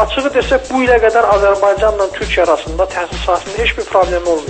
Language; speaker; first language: Azerbaijani; native; Azerbaijani